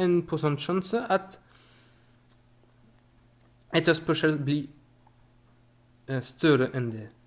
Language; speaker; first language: Norwegian; non-native, fluent; French